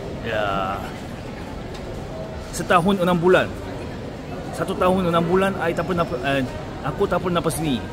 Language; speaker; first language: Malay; non-native, fluent; Korean